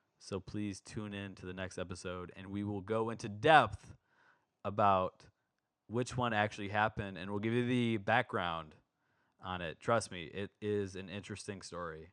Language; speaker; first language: English; native; English